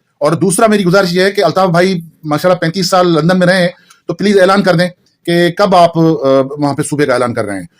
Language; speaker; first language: Urdu; non-native, local second language; Sindhi